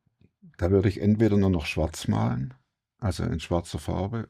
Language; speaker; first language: German; native; German